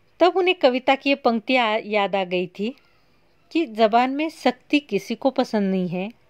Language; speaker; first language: Hindi; non-native, local second language; Marathi